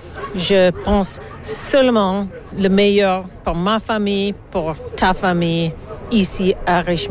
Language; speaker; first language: French; non-native, learner; English